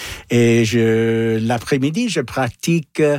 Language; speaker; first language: French; non-native, local second language; English